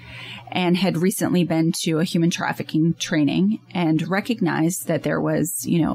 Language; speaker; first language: English; native; English